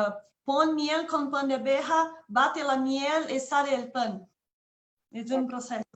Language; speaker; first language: Spanish; non-native, learner; Portuguese